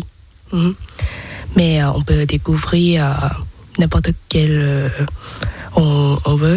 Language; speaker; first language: French; non-native, learner; Thai